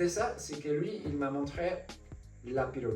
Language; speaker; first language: French; non-native, fluent; Spanish